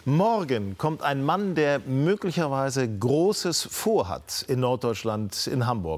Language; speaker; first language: German; native; German